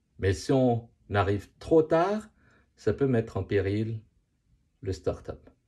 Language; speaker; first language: French; non-native, local second language; Malagasy